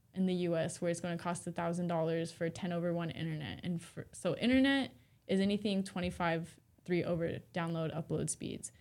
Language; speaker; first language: English; native; English